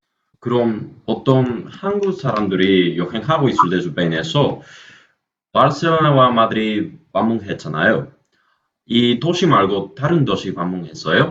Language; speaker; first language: Korean; non-native, learner; Spanish